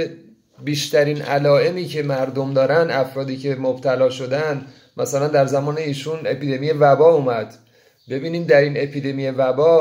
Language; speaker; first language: Persian; native; Persian